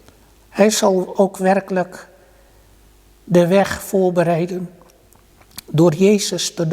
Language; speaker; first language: Dutch; early bilingual, other home language; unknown